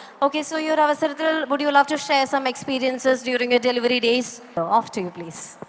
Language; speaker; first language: English; non-native, local second language; Malayalam